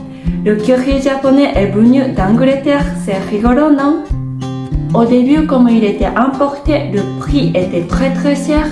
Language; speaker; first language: French; non-native, fluent; Japanese